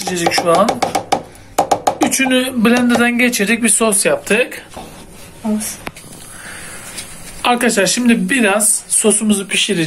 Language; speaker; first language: Turkish; native; Turkish